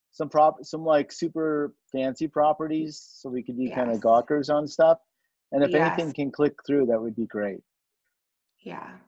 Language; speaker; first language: English; native; English